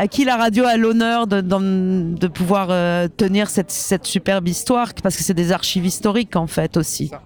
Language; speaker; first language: French; native; French